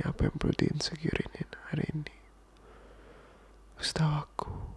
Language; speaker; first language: Indonesian; early bilingual, heritage; Indonesian